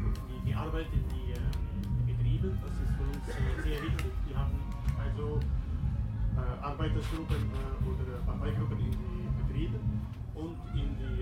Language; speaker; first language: German; non-native, learner; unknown